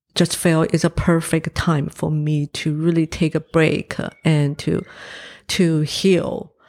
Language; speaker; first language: English; non-native, fluent; Chinese